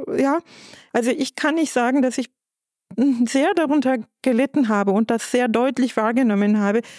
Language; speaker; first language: German; non-native, fluent; Turkish